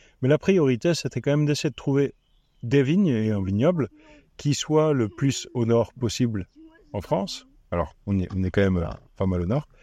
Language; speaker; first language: French; native; French